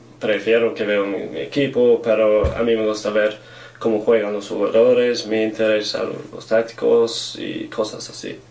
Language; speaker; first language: Spanish; non-native, learner; English